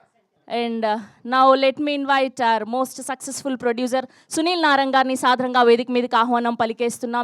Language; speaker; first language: Telugu; native; Telugu